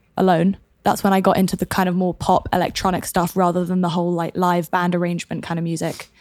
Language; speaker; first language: English; native; English